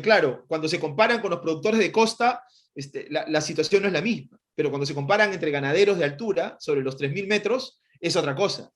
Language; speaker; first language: Spanish; native; Spanish